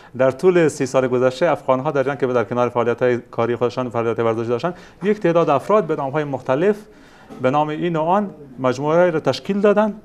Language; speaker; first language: Persian; native; Persian